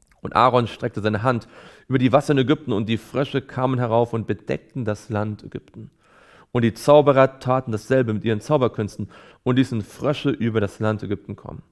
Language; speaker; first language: German; native; German